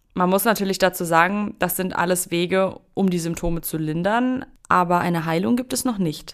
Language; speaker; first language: German; native; German